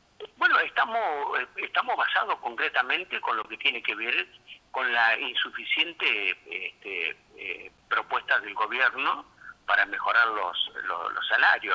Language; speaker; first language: Spanish; native; Spanish